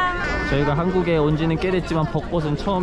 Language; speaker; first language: Korean; native; Korean